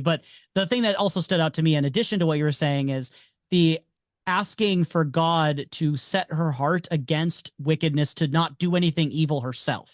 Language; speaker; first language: English; native; English